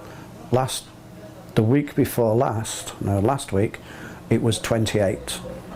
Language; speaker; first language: English; native; English